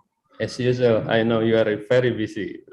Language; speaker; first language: English; non-native, learner; Indonesian